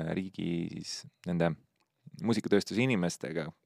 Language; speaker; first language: Estonian; native; Estonian